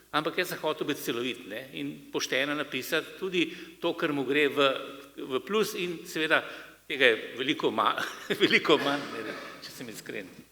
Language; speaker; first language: Slovenian; native; Slovenian